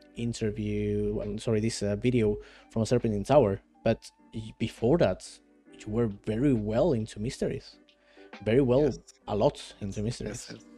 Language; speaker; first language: English; non-native, fluent; Spanish